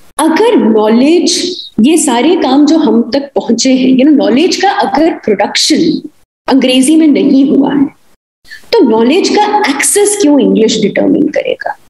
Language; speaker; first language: Hindi; non-native, local second language; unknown